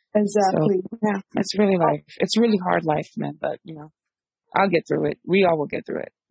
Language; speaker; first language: English; early bilingual, other home language; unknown